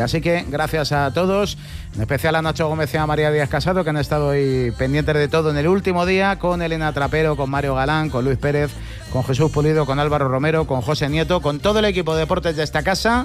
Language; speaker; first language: Spanish; native; Spanish